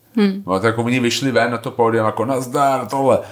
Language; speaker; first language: Czech; native; Czech